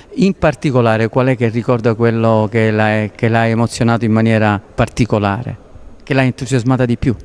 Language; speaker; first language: Italian; native; Italian